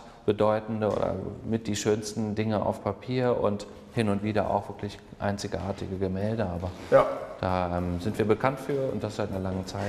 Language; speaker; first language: German; native; German